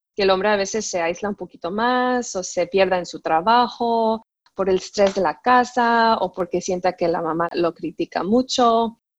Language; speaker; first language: Spanish; early bilingual, heritage; Spanish